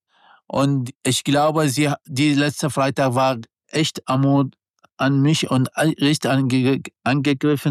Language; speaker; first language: German; non-native, learner; Arabic